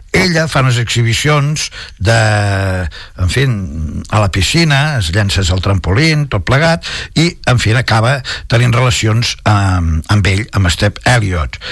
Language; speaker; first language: Catalan; non-native, local second language; Spanish